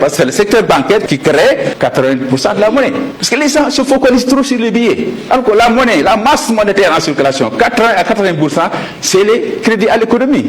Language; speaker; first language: French; non-native, local second language; Wolof